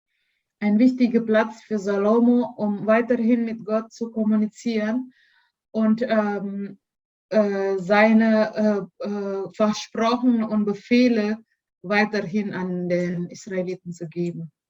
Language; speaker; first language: German; non-native, learner; Indonesian